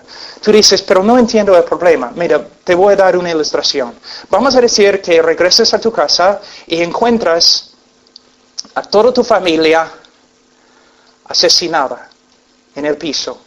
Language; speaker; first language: Spanish; non-native, fluent; English